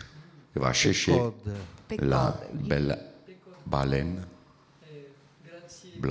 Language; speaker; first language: French; non-native, learner; Italian